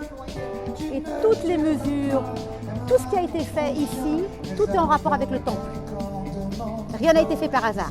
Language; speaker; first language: French; native; French